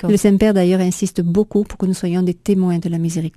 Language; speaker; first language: French; native; French